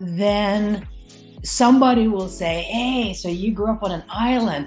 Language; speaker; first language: English; non-native, fluent; Norwegian